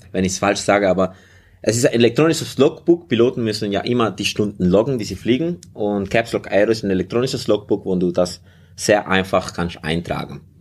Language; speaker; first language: German; early bilingual, other home language; Spanish